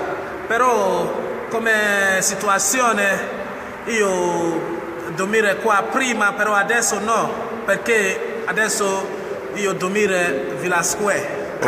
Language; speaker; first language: Italian; non-native, learner; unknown